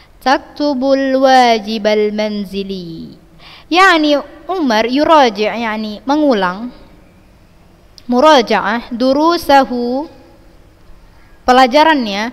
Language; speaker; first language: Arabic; non-native, fluent; Indonesian